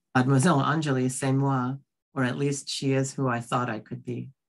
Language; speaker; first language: English; early bilingual, other home language; Bangla